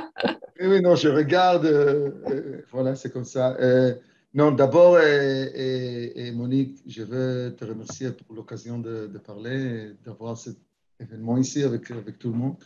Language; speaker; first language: French; early bilingual, heritage; Hebrew